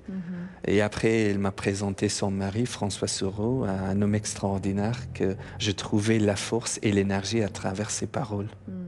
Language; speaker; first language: French; non-native, fluent; Persian